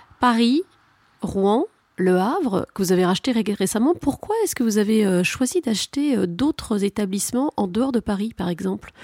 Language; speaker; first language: French; native; French